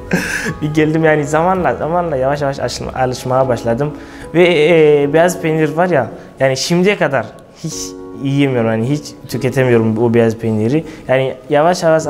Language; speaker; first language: Turkish; non-native, fluent; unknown